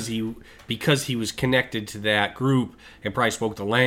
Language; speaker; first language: English; native; English